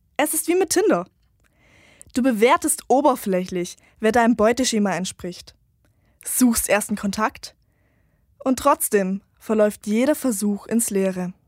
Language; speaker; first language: German; native; German